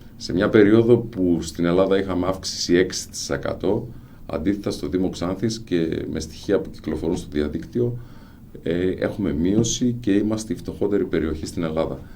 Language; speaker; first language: Greek; native; Greek